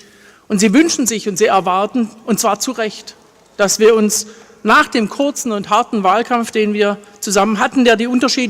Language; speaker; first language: German; native; German